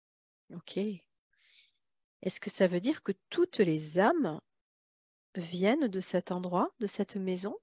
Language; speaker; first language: French; native; French